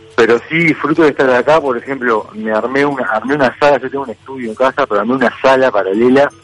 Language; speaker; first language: Spanish; native; Spanish